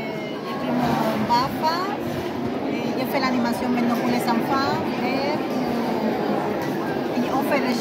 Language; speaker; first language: French; non-native, learner; Spanish